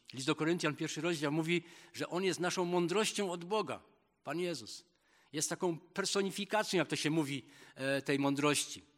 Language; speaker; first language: Polish; native; Polish